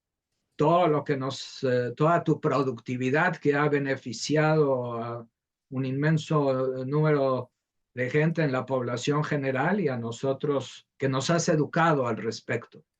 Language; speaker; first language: Spanish; native; Spanish